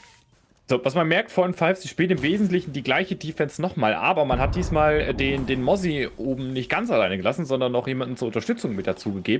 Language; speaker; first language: German; native; German